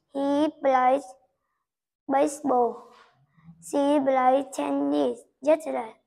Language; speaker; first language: English; non-native, learner; Vietnamese